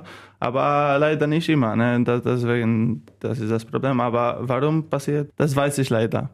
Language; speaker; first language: German; non-native, learner; Polish